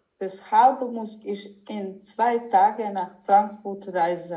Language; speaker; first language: German; non-native, learner; Croatian